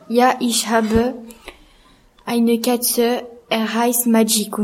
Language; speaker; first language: German; non-native, learner; French